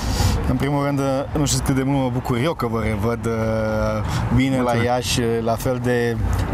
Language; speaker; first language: Romanian; native; Romanian